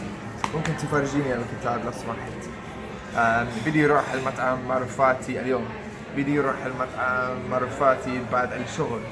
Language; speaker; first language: Arabic; non-native, learner; English